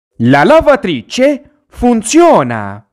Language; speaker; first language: Italian; non-native, fluent; Arabic